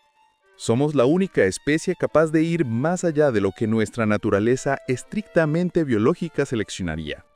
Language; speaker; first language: Spanish; native; Spanish